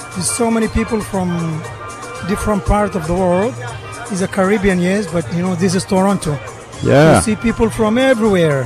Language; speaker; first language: English; non-native, fluent; Arabic